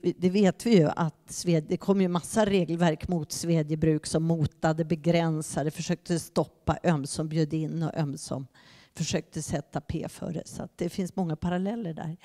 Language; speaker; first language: Swedish; native; Swedish